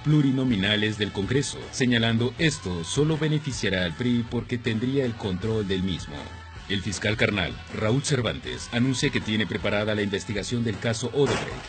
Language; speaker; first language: Spanish; native; Spanish